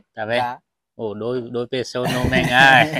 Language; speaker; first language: Portuguese; non-native, learner; Vietnamese